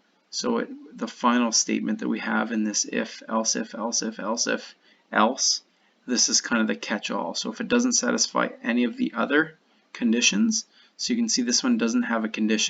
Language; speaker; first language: English; native; English